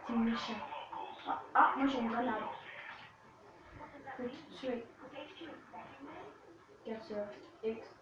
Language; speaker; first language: French; native; French